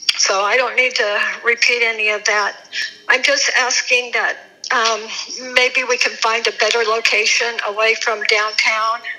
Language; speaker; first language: English; native; English